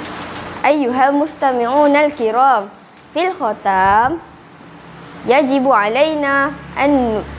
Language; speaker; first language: Arabic; non-native, learner; Malay